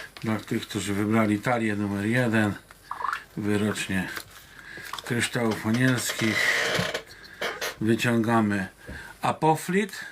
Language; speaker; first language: Polish; native; Polish